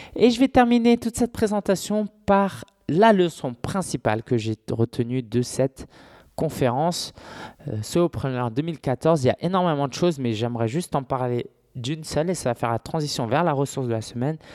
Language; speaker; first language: French; native; French